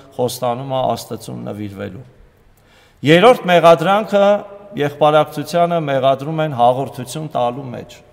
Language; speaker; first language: Armenian; native; Armenian